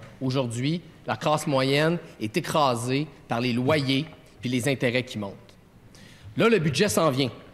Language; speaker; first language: French; native; French